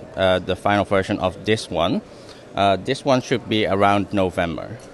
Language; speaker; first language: English; non-native, fluent; Dutch